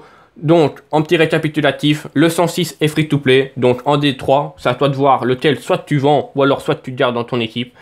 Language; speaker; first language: French; native; French